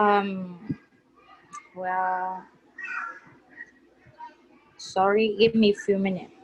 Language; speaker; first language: English; non-native, learner; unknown